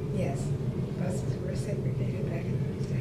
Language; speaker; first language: English; native; English